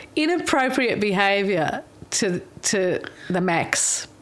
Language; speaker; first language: English; native; English